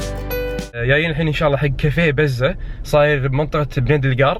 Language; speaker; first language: Arabic; native; Arabic